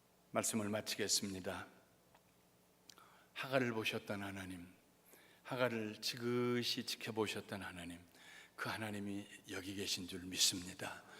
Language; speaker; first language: Korean; native; Korean